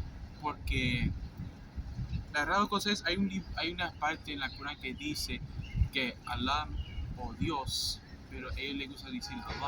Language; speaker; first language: Spanish; non-native, fluent; English